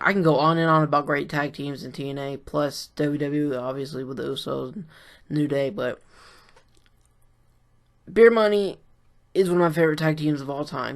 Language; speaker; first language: English; native; English